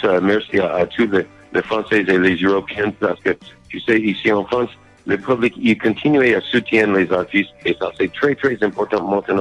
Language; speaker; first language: French; non-native, learner; English